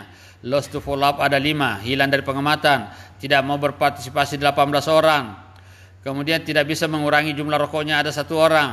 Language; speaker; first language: Indonesian; native; Indonesian